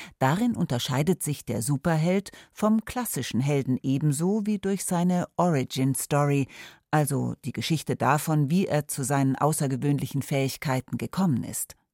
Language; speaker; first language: German; native; German